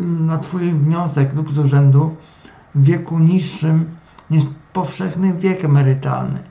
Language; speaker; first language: Polish; native; Polish